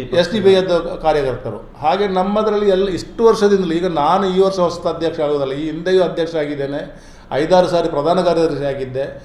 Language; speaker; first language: Kannada; non-native, local second language; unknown